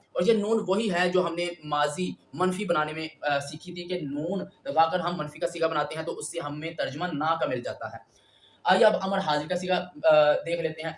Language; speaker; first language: Urdu; native; Urdu